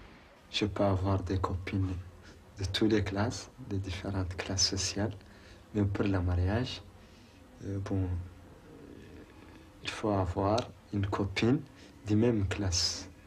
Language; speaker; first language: French; non-native, local second language; Arabic